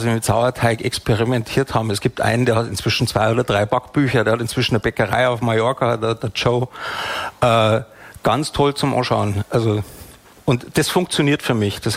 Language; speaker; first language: German; native; German